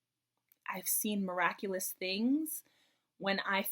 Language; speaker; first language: English; native; English